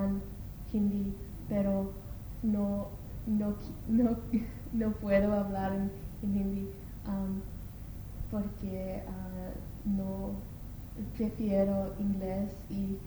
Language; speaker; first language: Spanish; non-native, learner; English